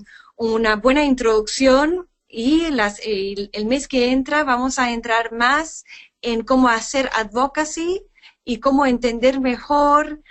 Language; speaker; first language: Spanish; non-native, fluent; English